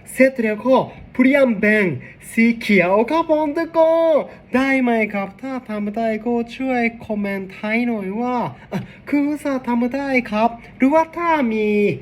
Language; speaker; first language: Thai; non-native, learner; Japanese